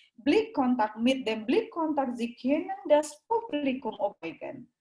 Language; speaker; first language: German; non-native, learner; Indonesian